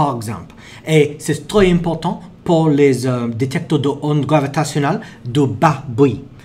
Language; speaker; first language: French; non-native, learner; English